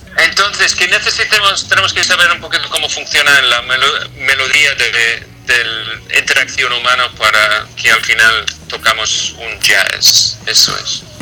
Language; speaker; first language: Spanish; non-native, fluent; English